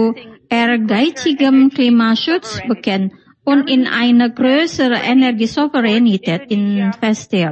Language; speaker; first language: German; non-native, fluent; Indonesian